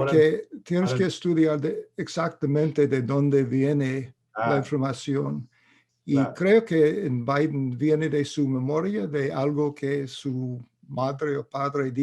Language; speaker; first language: Spanish; non-native, fluent; English